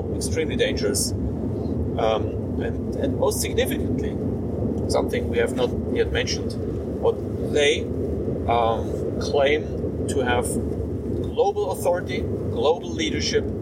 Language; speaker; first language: English; non-native, fluent; German